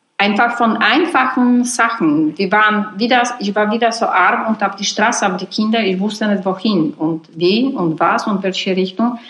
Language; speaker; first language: German; non-native, learner; Polish